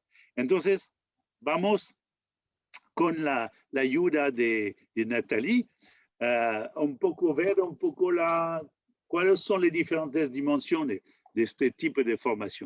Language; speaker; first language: Spanish; non-native, learner; French